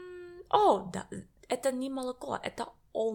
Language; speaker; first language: Russian; non-native, learner; English